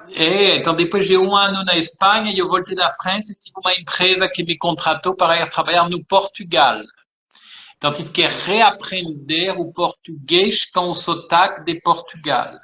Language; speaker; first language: Portuguese; early bilingual, heritage; French